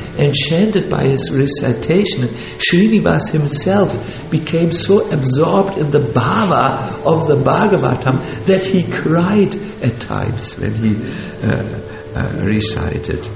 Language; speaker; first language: English; non-native, fluent; German